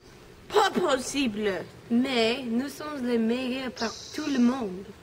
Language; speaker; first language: French; non-native, learner; English